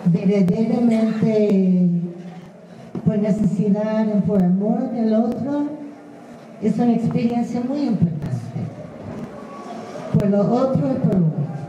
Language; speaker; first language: Spanish; non-native, fluent; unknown